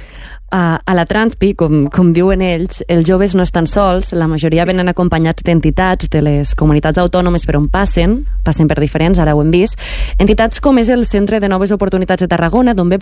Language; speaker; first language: Catalan; native; Catalan